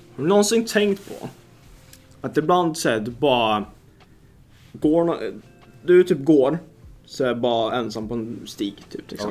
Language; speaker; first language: Swedish; native; Swedish